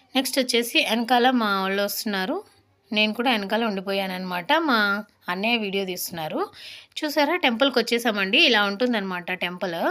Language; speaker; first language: Telugu; non-native, local second language; Lambadi